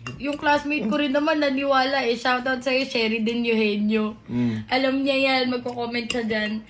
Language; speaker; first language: Filipino; native; Filipino